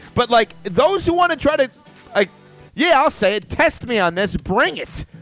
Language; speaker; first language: English; native; English